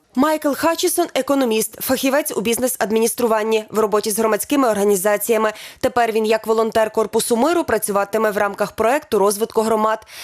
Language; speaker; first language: Ukrainian; native; Ukrainian